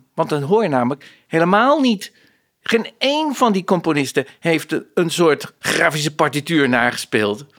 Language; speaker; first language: Dutch; native; Dutch